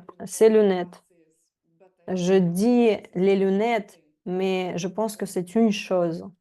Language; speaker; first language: French; non-native, fluent; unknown